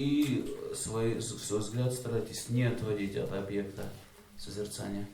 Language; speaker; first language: Russian; native; Russian